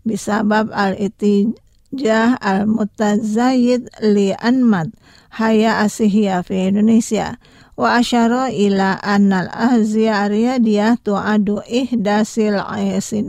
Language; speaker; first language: Arabic; non-native, fluent; Indonesian